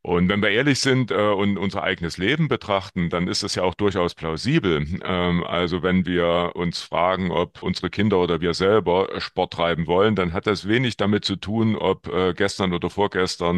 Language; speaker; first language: German; native; German